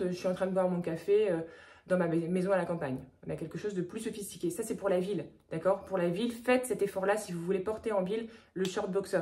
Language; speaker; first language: French; native; French